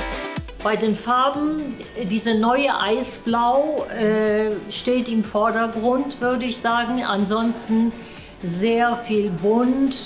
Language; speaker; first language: German; non-native, fluent; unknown